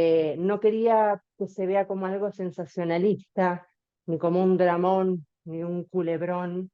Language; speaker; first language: Spanish; native; Spanish